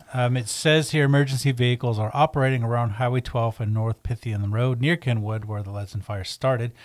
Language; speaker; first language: English; native; English